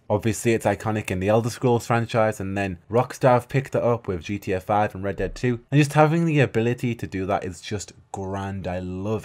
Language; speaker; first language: English; native; English